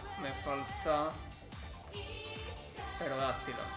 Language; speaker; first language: Spanish; native; Spanish